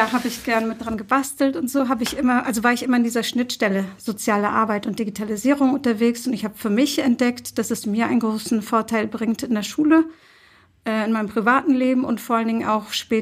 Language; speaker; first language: German; early bilingual, other home language; Turkish